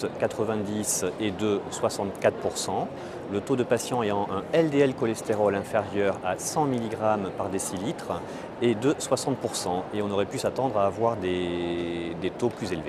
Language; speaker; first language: French; native; French